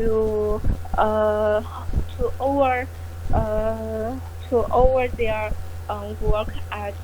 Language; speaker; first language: English; non-native, learner; Chinese